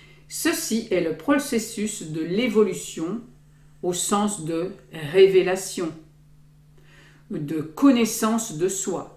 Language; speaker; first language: French; native; French